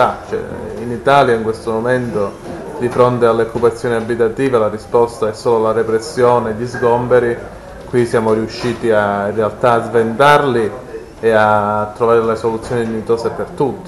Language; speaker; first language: Italian; native; Italian